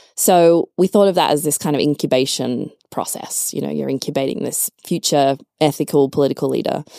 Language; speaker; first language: English; native; English